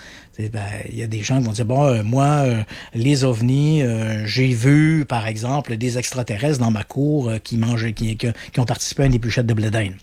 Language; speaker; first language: French; native; French